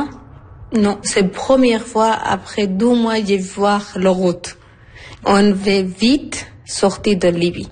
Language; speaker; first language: French; non-native, learner; Arabic